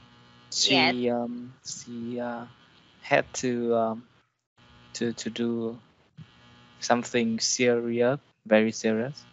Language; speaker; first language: English; non-native, learner; Vietnamese